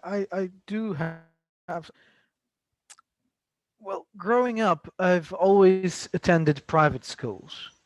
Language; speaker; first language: English; non-native, fluent; Spanish